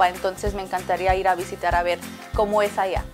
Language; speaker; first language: Spanish; early bilingual, heritage; Spanish